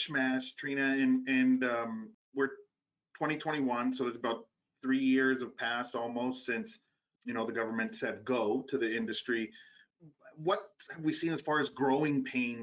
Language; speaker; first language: English; native; English